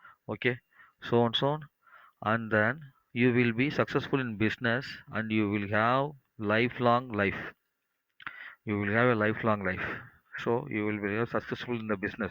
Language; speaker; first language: English; non-native, local second language; Tamil